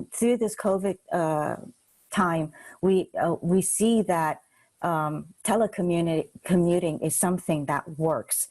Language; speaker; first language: English; non-native, local second language; Cantonese